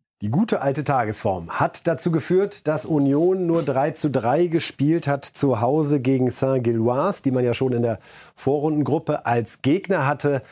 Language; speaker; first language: German; native; German